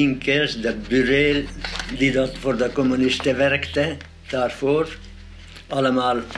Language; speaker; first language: Dutch; non-native, learner; Hungarian